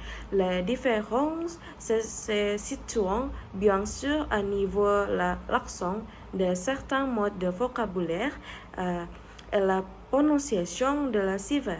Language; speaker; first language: French; non-native, learner; Indonesian